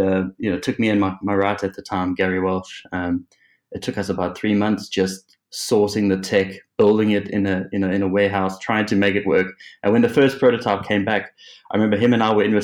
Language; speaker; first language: English; native; English